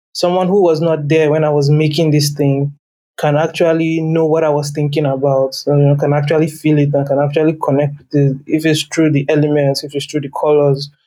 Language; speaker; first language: English; non-native, local second language; Yoruba